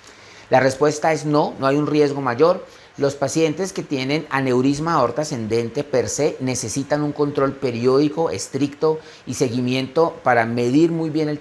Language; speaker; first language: Spanish; native; Spanish